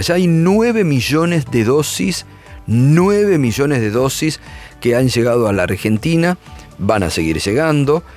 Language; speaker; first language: Spanish; native; Spanish